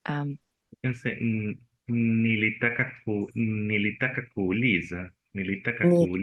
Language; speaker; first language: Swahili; non-native, learner; Spanish